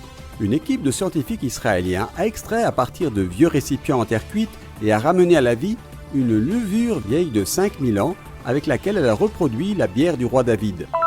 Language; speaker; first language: French; native; French